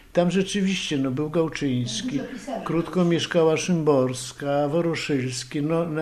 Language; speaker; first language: Polish; early bilingual, other home language; Russian